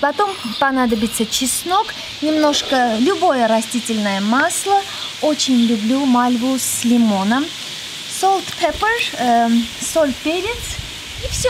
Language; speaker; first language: Russian; non-native, local second language; Armenian